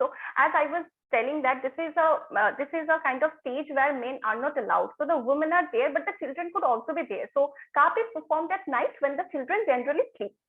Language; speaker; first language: English; non-native, local second language; Bangla